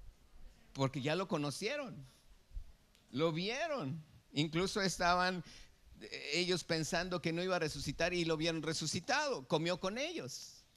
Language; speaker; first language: Spanish; native; Spanish